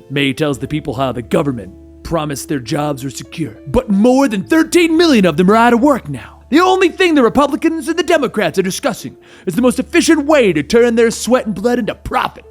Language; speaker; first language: English; native; English